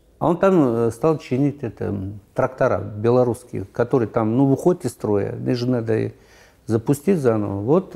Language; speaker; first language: Russian; non-native, local second language; Tajik